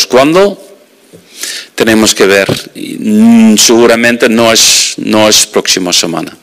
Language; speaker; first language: Spanish; non-native, fluent; Dutch